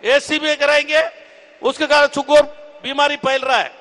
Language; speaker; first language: Hindi; native; Hindi